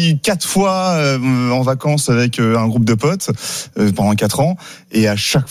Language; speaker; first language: French; native; French